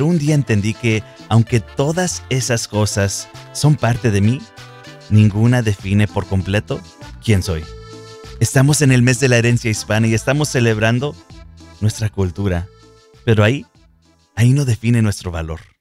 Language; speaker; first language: Spanish; early bilingual, heritage; Spanish